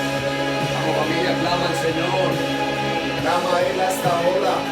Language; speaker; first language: Spanish; native; Spanish